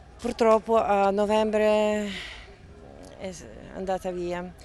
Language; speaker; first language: Italian; non-native, fluent; Ukrainian